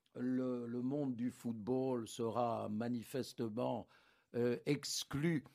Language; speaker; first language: French; native; French